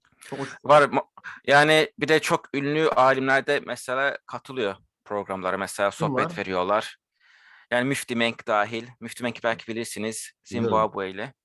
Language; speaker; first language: Turkish; early bilingual, heritage; Turkish